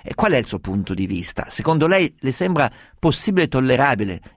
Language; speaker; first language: Italian; native; Italian